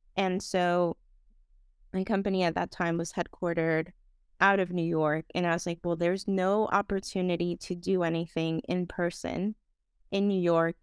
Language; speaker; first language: English; non-native, fluent; Spanish